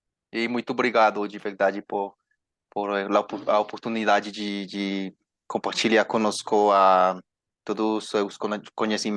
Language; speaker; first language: Portuguese; non-native, learner; Spanish